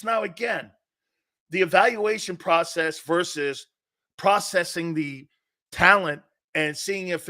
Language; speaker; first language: English; native; English